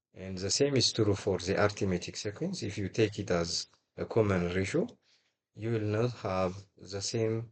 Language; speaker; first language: English; non-native, local second language; Amharic